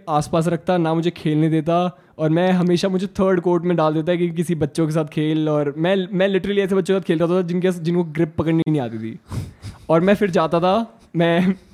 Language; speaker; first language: Hindi; native; Hindi